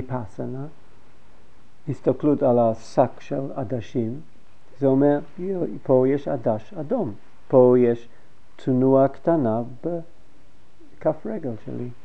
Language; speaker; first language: Hebrew; non-native, fluent; English